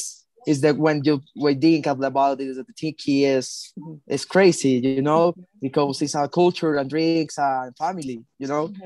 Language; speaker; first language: English; non-native, learner; Spanish